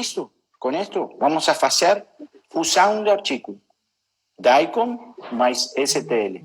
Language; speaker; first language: Portuguese; non-native, learner; Spanish